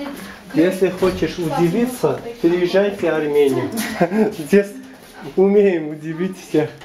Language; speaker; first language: Russian; non-native, local second language; Armenian